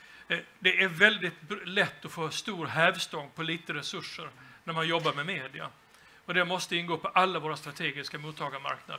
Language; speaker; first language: Swedish; native; Swedish